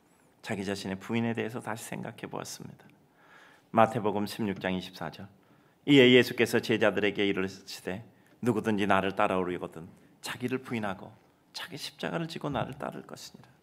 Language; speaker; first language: Korean; native; Korean